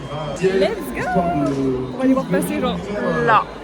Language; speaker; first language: French; native; French